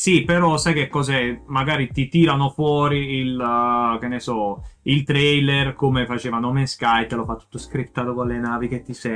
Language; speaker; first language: Italian; native; Italian